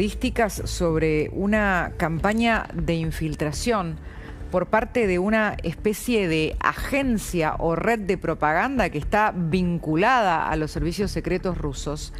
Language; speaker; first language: Spanish; native; Spanish